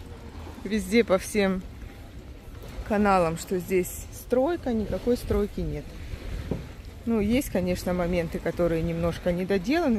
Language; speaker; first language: Russian; native; Russian